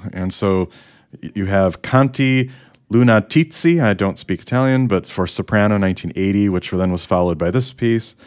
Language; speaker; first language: English; native; English